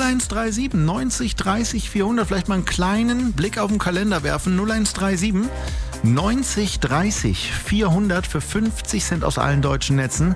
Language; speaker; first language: German; native; German